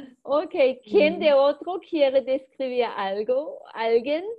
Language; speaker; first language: Spanish; non-native, fluent; German